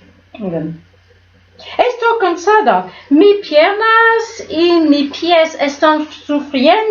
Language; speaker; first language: Spanish; non-native, learner; English